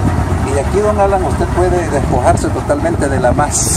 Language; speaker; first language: Spanish; native; Spanish